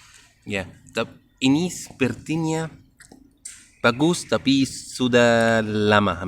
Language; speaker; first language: Indonesian; non-native, learner; Arabic